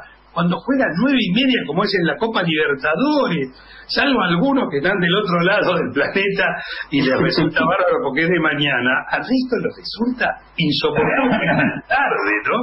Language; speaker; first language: Spanish; native; Spanish